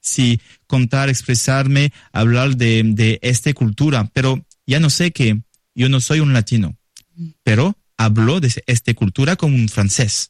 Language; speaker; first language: Spanish; non-native, learner; French